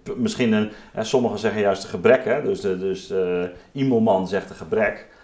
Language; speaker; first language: Dutch; native; Dutch